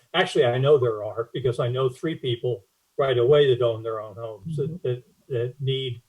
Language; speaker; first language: English; native; English